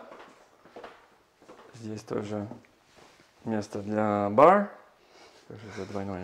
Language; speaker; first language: Russian; non-native, learner; English